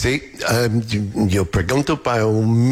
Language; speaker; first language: Spanish; non-native, learner; English